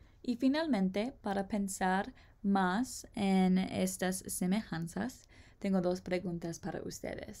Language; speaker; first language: Spanish; non-native, learner; English